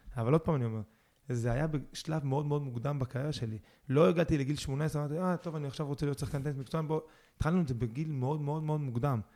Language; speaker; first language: Hebrew; early bilingual, other home language; Spanish